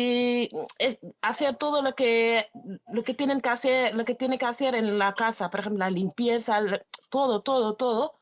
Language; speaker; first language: Spanish; non-native, learner; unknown